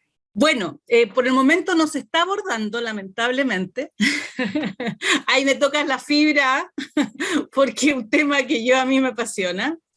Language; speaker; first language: Spanish; native; Spanish